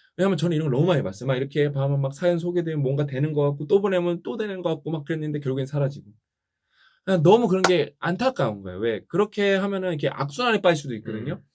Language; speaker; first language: Korean; native; Korean